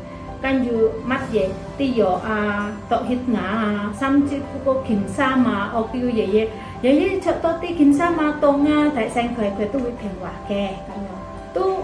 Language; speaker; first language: Cantonese; non-native, fluent; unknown